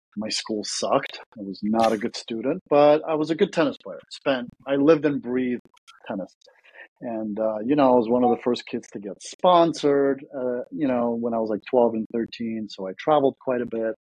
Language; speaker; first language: English; early bilingual, other home language; Russian